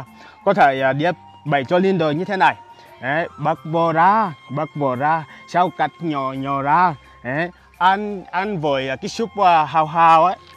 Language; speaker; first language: Vietnamese; non-native, learner; Portuguese